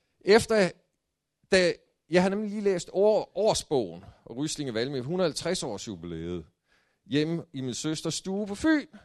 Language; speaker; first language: Danish; native; Danish